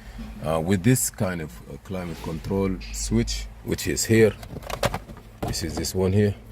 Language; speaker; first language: English; non-native, learner; Arabic